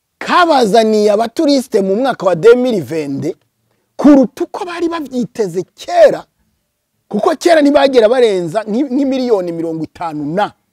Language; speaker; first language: Rundi; early bilingual, heritage; Rundi